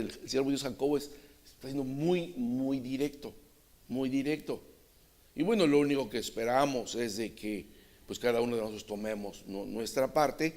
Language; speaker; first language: Spanish; native; Spanish